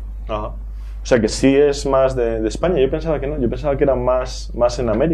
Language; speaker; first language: Spanish; native; Spanish